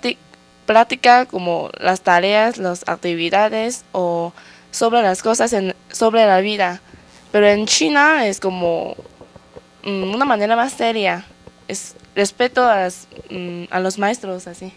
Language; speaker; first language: Spanish; non-native, learner; Chinese